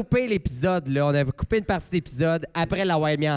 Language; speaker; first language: French; native; French